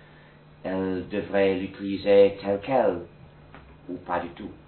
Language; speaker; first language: French; non-native, fluent; English